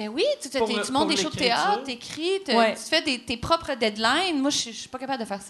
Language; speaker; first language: French; native; French